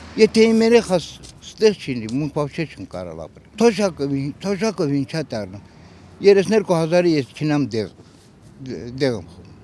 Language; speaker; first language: Armenian; native; Armenian